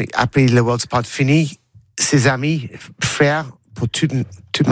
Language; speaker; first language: French; non-native, learner; English